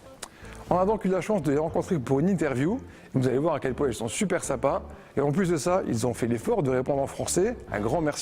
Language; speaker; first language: French; native; French